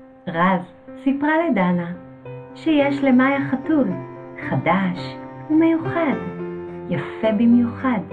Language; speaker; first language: Hebrew; native; Hebrew